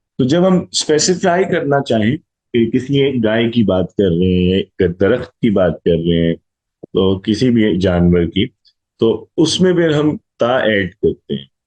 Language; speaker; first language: Urdu; non-native, local second language; Punjabi